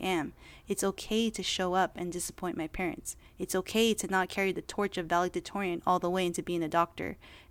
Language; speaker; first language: English; native; English